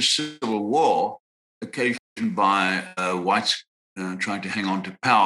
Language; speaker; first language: English; native; English